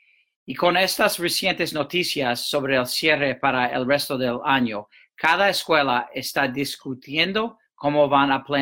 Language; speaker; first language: Spanish; non-native, fluent; English